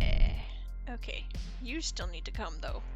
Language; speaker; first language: English; native; English